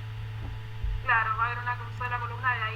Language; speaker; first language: Spanish; native; Spanish